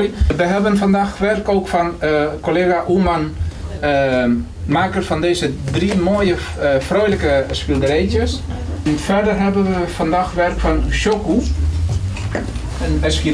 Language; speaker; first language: Dutch; non-native, fluent; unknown